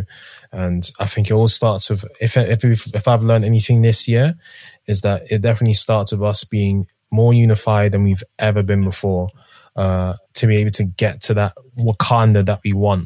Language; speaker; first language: English; native; English